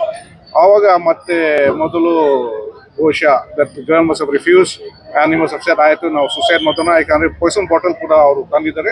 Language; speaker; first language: Kannada; non-native, fluent; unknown